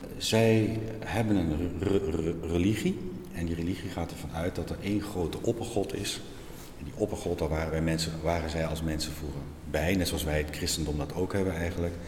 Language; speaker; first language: Dutch; native; Dutch